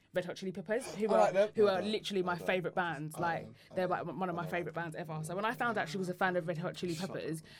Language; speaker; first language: English; native; English